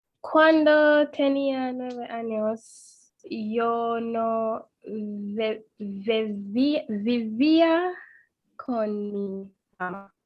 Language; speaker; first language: Spanish; non-native, learner; English